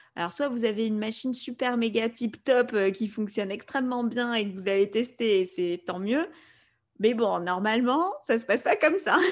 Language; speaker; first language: French; non-native, fluent; Spanish